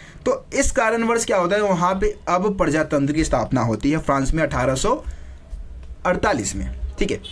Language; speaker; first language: Hindi; native; Hindi